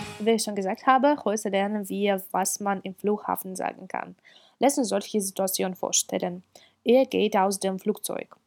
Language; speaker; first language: German; non-native, fluent; Russian